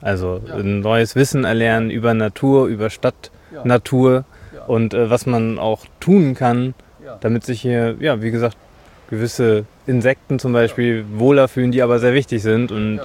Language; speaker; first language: German; native; German